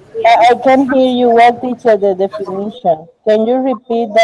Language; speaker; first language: English; non-native, learner; Spanish